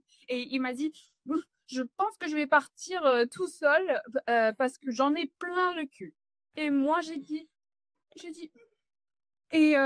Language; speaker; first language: French; non-native, fluent; English